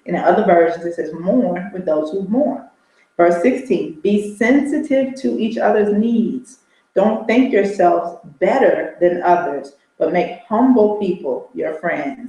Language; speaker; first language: English; native; English